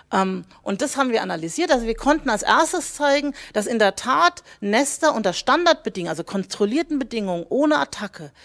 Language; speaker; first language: German; native; German